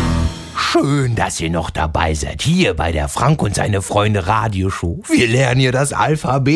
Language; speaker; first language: German; native; German